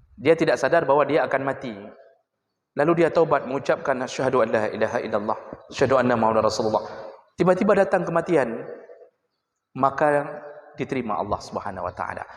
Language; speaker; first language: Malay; native; Malay